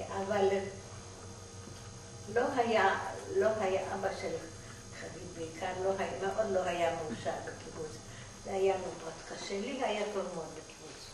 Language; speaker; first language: Hebrew; non-native, fluent; German